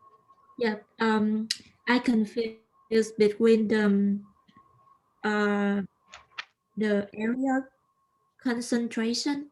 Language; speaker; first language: English; non-native, learner; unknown